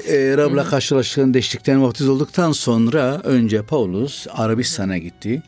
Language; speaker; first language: Turkish; non-native, fluent; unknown